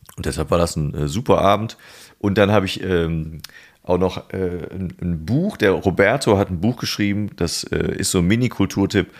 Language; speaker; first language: German; native; German